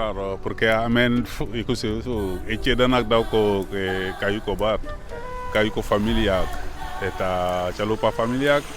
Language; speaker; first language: Basque; non-native, learner; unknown